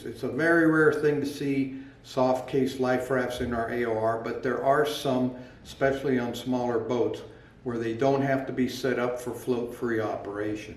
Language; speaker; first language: English; native; English